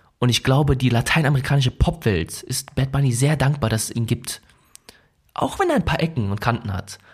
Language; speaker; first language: German; early bilingual, other home language; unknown